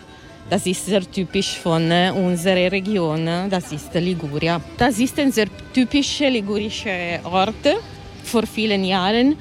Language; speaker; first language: German; non-native, learner; Italian